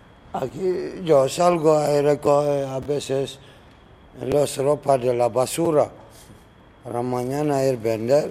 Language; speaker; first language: Spanish; non-native, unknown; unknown